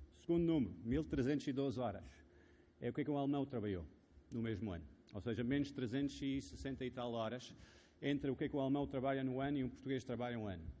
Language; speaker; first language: Portuguese; non-native, fluent; Arabic